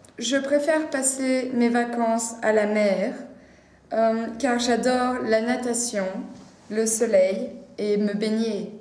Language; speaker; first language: French; non-native, learner; English